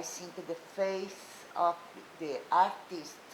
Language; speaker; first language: English; non-native, learner; Portuguese